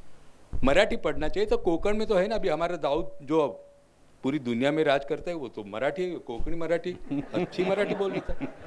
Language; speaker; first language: Hindi; non-native, local second language; Marathi